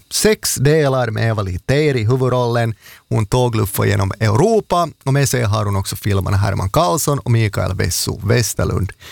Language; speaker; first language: Swedish; native; Swedish